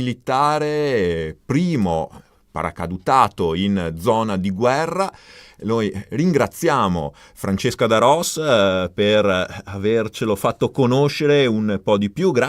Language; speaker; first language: Italian; native; Italian